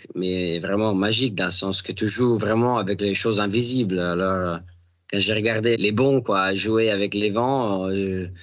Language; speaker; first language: French; non-native, fluent; Italian